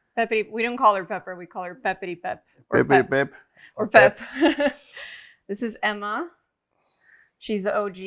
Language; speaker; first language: English; non-native, fluent; Portuguese